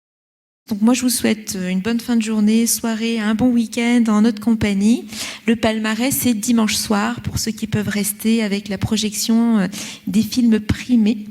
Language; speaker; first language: French; native; French